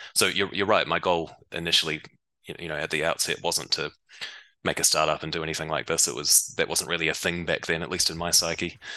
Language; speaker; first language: English; native; English